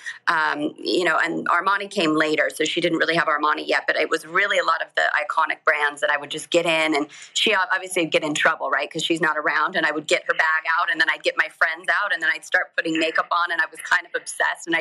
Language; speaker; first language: English; native; English